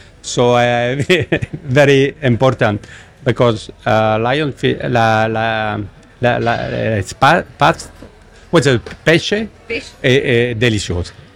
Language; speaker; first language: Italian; non-native, learner; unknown